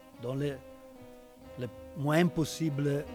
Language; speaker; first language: French; non-native, fluent; Italian